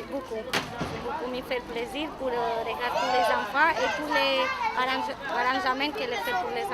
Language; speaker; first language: French; non-native, learner; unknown